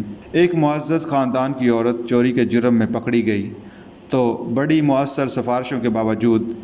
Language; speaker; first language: Urdu; native; Urdu